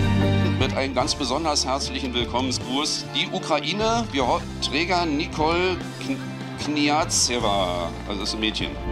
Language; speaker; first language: German; native; German